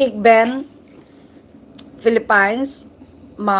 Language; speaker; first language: Dutch; non-native, learner; Filipino